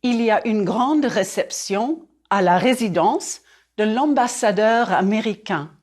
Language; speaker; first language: French; non-native, fluent; English